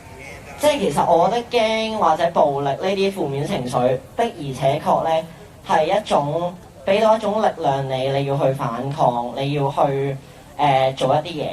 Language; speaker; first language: Cantonese; native; Cantonese